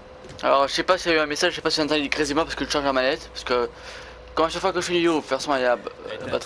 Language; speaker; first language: French; native; French